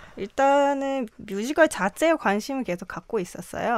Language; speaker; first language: Korean; non-native, fluent; Japanese